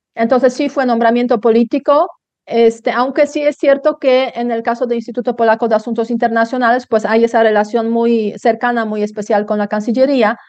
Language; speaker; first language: Spanish; non-native, fluent; Polish